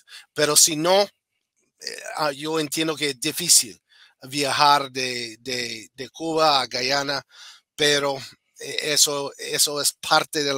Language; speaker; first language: Spanish; non-native, fluent; English